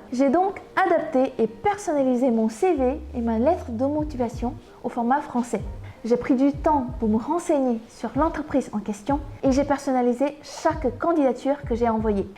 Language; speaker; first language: French; non-native, fluent; Vietnamese